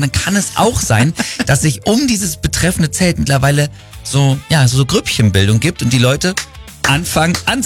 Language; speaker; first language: German; native; German